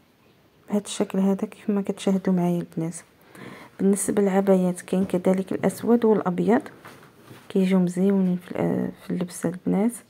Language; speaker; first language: Arabic; native; Arabic